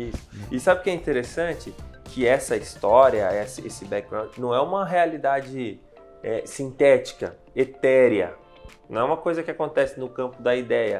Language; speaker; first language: Portuguese; native; Portuguese